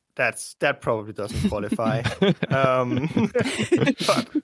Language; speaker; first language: English; non-native, fluent; Danish